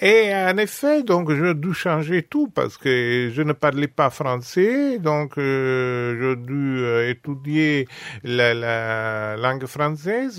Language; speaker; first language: French; non-native, fluent; Italian